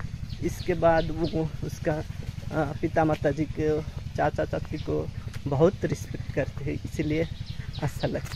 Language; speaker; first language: Hindi; non-native, fluent; Bangla